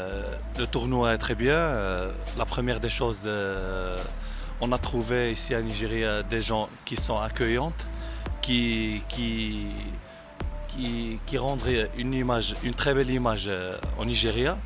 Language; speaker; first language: French; non-native, local second language; Arabic